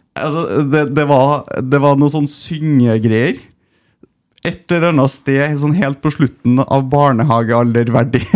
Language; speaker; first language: Norwegian; native; Norwegian